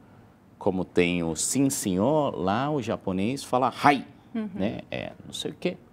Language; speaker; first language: Portuguese; early bilingual, other home language; Japanese